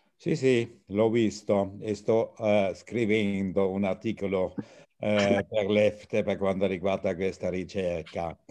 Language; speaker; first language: Italian; non-native, fluent; German